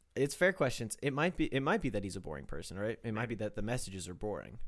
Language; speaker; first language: English; native; English